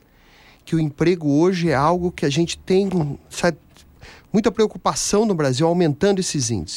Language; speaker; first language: Portuguese; native; Portuguese